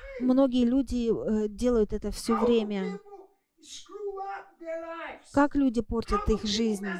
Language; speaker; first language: Russian; non-native, fluent; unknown